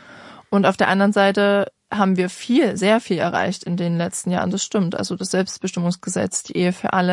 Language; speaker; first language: German; native; German